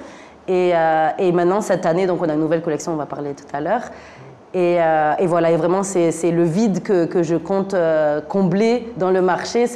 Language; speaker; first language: French; native; French